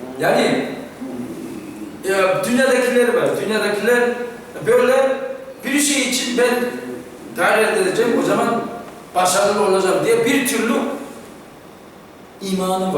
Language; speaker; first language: Turkish; non-native, fluent; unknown